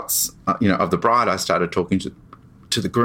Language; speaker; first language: English; native; English